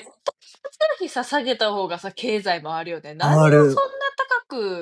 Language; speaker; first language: Japanese; native; Japanese